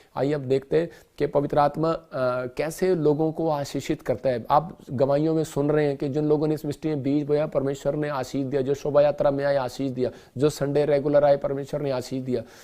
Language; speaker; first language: Hindi; non-native, local second language; Punjabi